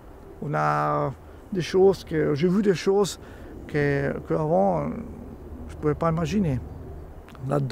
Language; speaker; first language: French; non-native, local second language; Italian